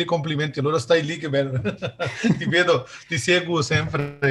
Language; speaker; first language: Italian; non-native, learner; Hindi